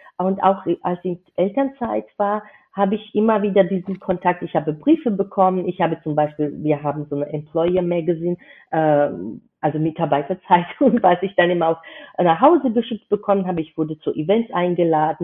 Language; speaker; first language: German; non-native, fluent; Georgian